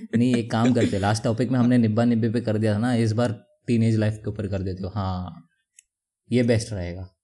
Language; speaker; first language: Hindi; non-native, local second language; Marathi